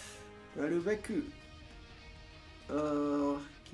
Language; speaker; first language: Japanese; non-native, learner; English